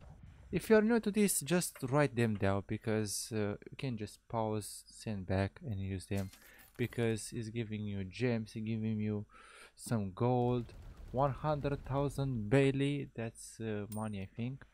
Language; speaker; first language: English; non-native, fluent; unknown